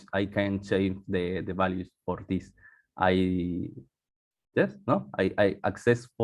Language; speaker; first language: English; non-native, learner; Spanish